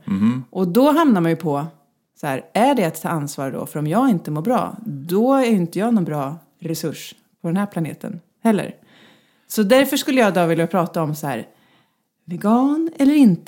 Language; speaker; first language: Swedish; native; Swedish